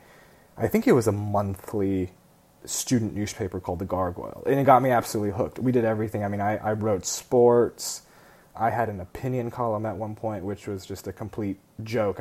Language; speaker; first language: English; early bilingual, other home language; Chinese